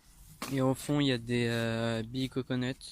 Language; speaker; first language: French; native; French